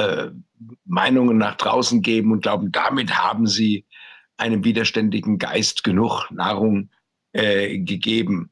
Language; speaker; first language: German; native; German